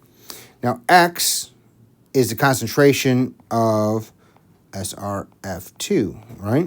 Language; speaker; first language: English; native; English